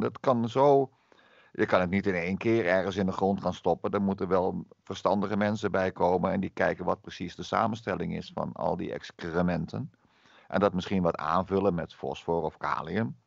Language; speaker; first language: Dutch; native; Dutch